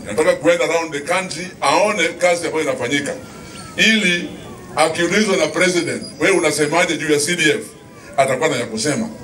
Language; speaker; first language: Swahili; native; Swahili